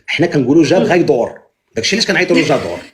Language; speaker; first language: Arabic; native; Arabic